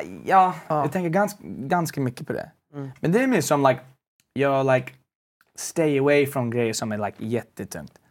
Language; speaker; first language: Swedish; non-native, fluent; English